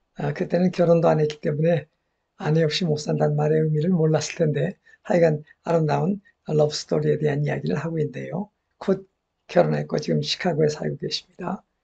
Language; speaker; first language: Korean; native; Korean